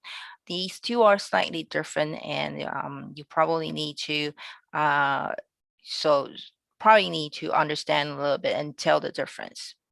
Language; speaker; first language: English; non-native, fluent; Chinese